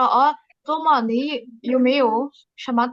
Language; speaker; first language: Chinese; non-native, learner; Burmese